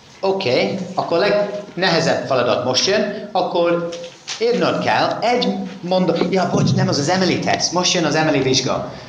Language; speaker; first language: Hungarian; non-native, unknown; English